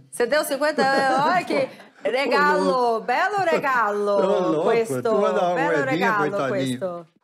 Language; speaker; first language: Portuguese; native; Portuguese